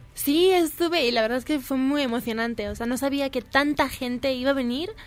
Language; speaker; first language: Spanish; native; Spanish